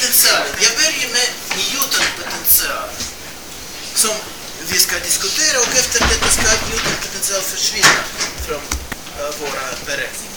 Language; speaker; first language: Swedish; non-native, fluent; Russian